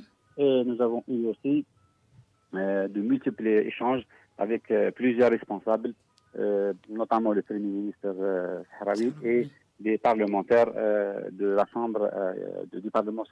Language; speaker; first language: French; non-native, local second language; Arabic